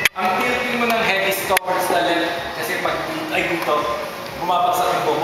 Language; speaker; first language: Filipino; native; Filipino